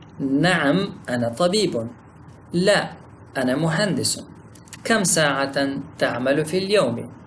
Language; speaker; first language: Arabic; non-native, fluent; Pashto